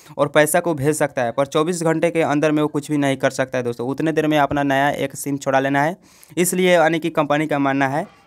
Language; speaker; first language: Hindi; native; Hindi